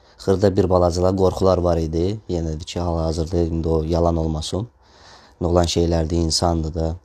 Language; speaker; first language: Azerbaijani; non-native, local second language; Russian